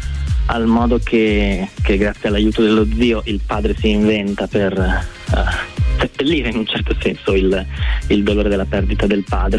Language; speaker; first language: Italian; native; Italian